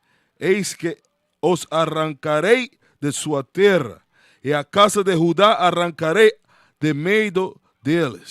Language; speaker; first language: Portuguese; non-native, learner; Spanish